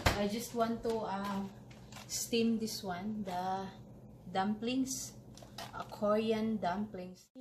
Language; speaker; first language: English; non-native, local second language; Cebuano